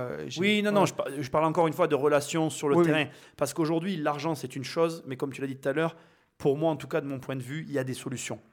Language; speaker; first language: French; native; French